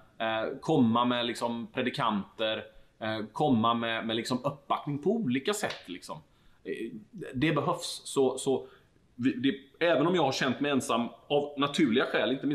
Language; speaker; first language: Swedish; native; Swedish